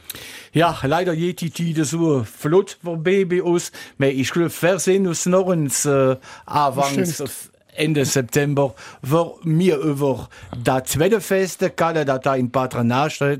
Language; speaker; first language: German; native; German